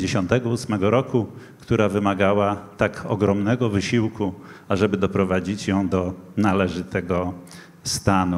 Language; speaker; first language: Polish; native; Polish